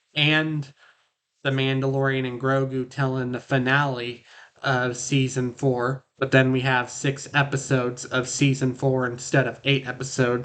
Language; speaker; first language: English; native; English